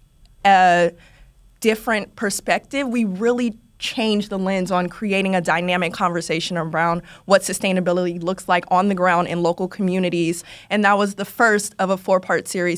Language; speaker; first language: English; native; English